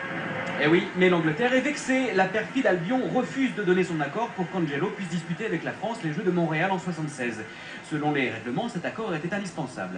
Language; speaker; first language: French; native; French